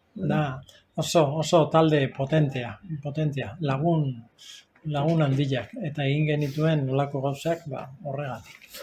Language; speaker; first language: Basque; non-native, local second language; Spanish